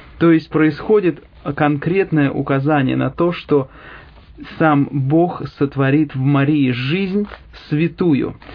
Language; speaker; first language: Russian; native; Russian